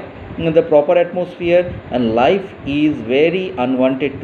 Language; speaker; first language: English; non-native, local second language; Hindi